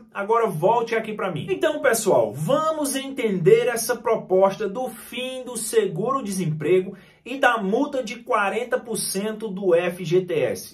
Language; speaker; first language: Portuguese; native; Portuguese